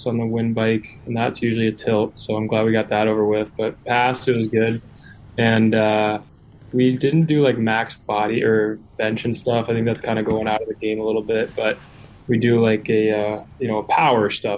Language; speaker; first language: English; native; English